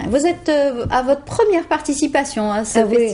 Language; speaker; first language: French; native; French